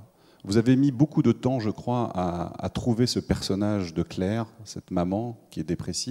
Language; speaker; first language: French; native; French